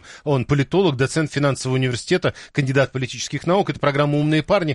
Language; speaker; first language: Russian; native; Russian